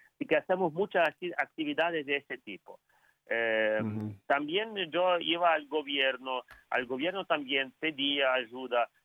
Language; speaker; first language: Spanish; non-native, fluent; Ukrainian